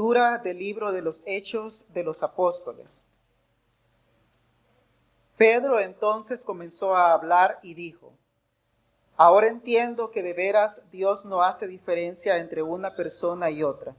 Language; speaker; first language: Spanish; native; Spanish